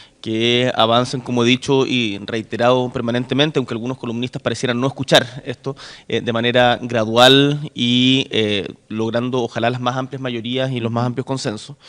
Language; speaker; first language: Spanish; native; Spanish